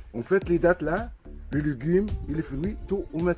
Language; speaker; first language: French; non-native, local second language; Arabic